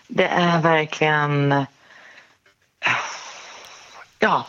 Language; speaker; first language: Swedish; native; Swedish